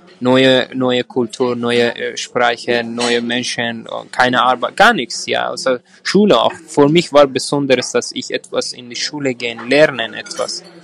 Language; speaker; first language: German; non-native, learner; Persian